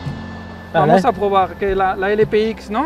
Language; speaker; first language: Spanish; native; Spanish